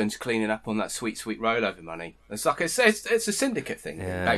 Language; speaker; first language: English; native; English